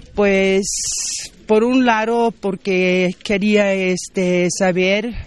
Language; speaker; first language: Spanish; non-native, fluent; German